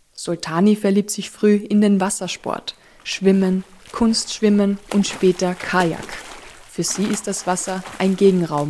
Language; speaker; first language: German; native; German